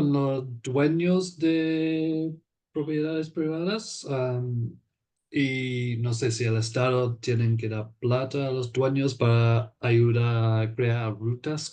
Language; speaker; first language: Spanish; non-native, fluent; English